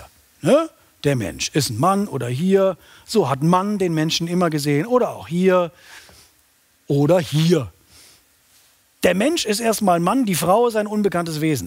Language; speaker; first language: German; native; German